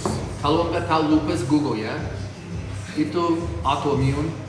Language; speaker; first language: Indonesian; non-native, fluent; English